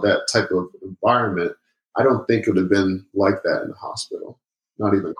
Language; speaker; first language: English; native; English